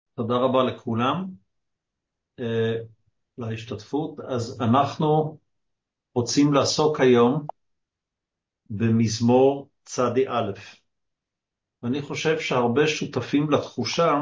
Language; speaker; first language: Hebrew; non-native, fluent; English